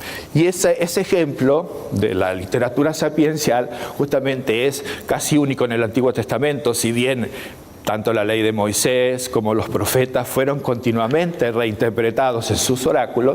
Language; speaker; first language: Spanish; native; Spanish